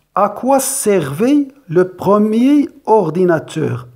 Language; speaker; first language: French; non-native, local second language; Arabic